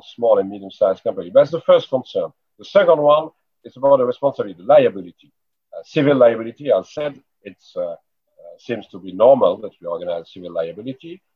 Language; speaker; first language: English; non-native, fluent; French